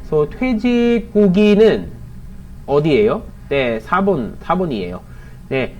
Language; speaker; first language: Korean; non-native, learner; Filipino